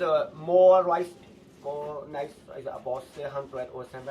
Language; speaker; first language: English; non-native, learner; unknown